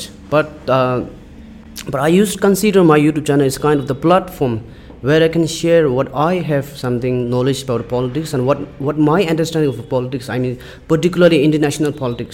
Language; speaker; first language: English; non-native, learner; Tibetan